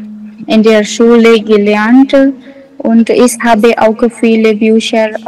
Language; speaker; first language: German; non-native, learner; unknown